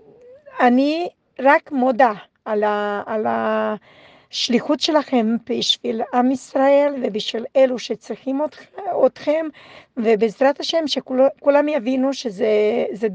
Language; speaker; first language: Hebrew; non-native, fluent; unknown